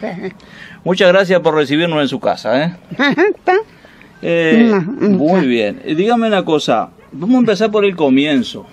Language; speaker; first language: Spanish; native; Spanish